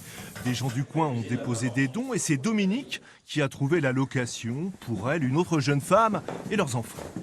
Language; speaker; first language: French; native; French